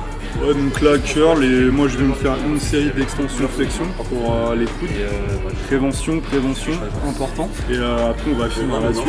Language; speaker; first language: French; native; French